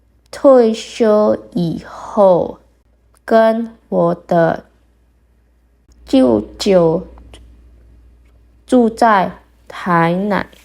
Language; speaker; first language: Chinese; non-native, fluent; Indonesian